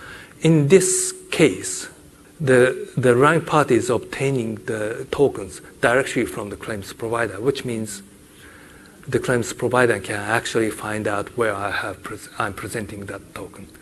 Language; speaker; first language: English; non-native, fluent; Japanese